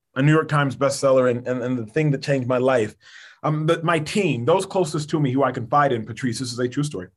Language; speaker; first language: English; early bilingual, other home language; Yoruba